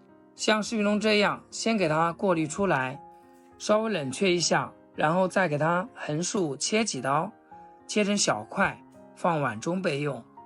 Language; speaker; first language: Chinese; native; Chinese